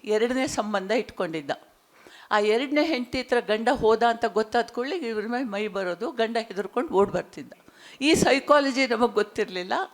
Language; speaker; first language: Kannada; non-native, local second language; Konkani